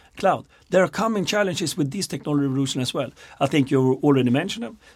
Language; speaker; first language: English; non-native, fluent; Swedish